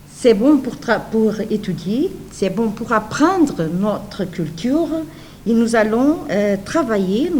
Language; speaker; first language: French; non-native, learner; Portuguese